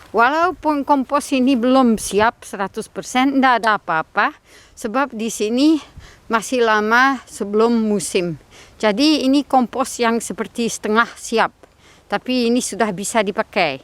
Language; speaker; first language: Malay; non-native, fluent; Dutch